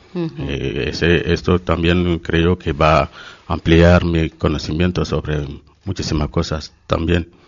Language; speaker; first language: Spanish; non-native, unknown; Wolof